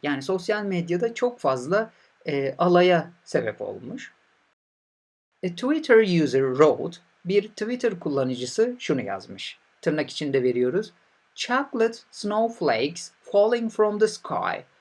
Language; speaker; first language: Turkish; native; Turkish